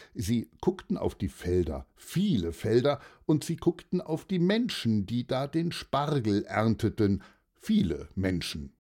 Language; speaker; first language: German; native; German